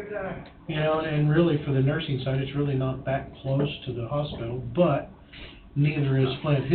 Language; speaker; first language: English; native; English